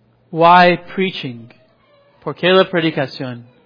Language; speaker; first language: Spanish; non-native, fluent; English